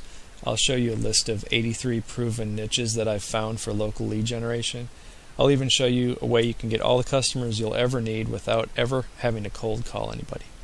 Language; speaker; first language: English; native; English